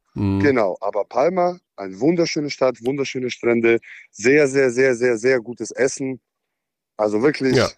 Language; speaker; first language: German; native; German